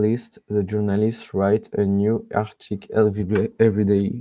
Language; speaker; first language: English; non-native, learner; French